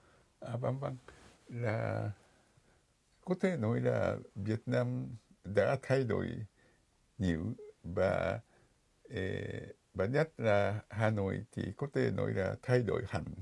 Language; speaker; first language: Vietnamese; non-native, fluent; Japanese